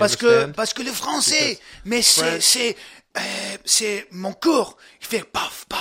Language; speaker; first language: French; non-native, learner; English